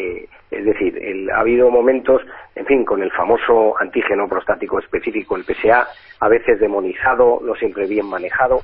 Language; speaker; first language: Spanish; native; Spanish